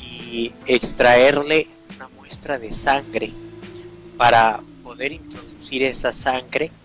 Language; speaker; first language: Spanish; native; Spanish